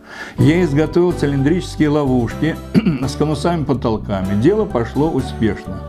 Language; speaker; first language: Russian; native; Russian